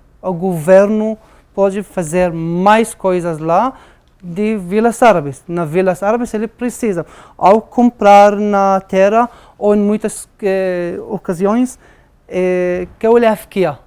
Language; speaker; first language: Portuguese; non-native, learner; Arabic